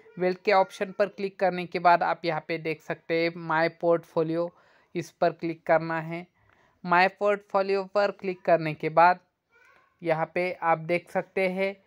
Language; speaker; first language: Hindi; non-native, local second language; Marathi